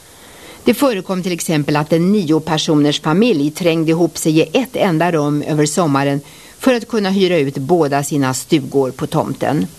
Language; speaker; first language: Swedish; native; Swedish